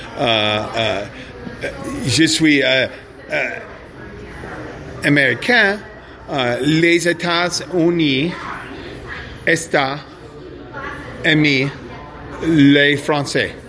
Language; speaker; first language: French; non-native, learner; English